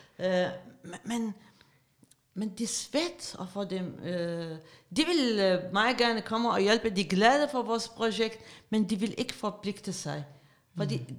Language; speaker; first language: Danish; non-native, fluent; Arabic